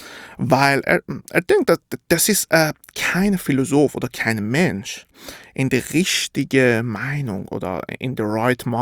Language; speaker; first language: German; non-native, fluent; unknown